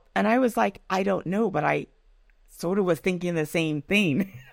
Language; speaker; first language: English; non-native, local second language; Yoruba